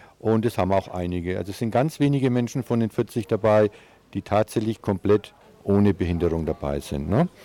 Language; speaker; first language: German; native; German